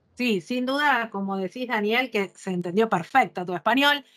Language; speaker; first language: Spanish; native; Spanish